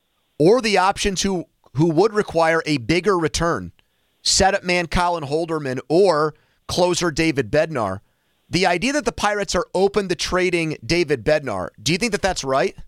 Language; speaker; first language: English; native; English